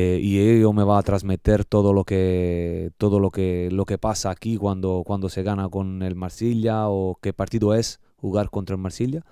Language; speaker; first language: Spanish; non-native, learner; Italian